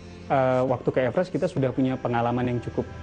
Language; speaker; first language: Indonesian; native; Indonesian